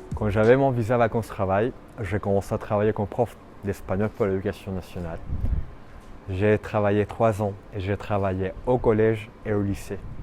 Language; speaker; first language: French; non-native, fluent; Spanish